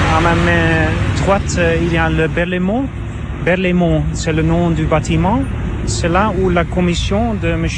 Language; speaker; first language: French; non-native, fluent; Dutch